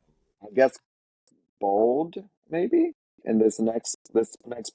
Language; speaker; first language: English; native; English